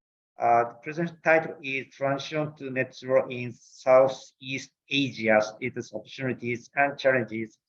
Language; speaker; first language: English; non-native, learner; Japanese